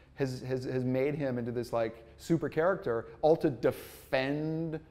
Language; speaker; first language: English; native; English